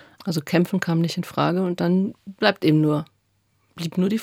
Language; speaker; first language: German; native; German